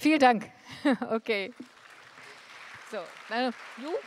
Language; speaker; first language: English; non-native, fluent; German